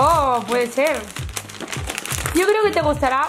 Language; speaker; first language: Spanish; native; Spanish